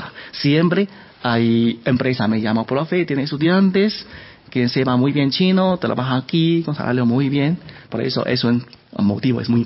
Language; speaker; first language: Spanish; non-native, learner; Chinese